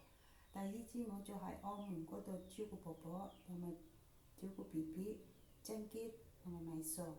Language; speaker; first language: Cantonese; non-native, learner; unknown